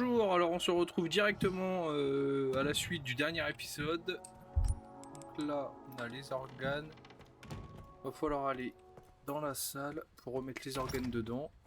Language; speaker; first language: French; native; French